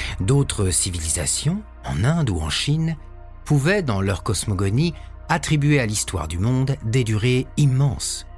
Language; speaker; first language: French; native; French